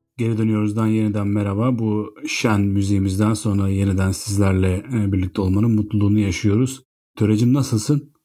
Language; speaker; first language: Turkish; native; Turkish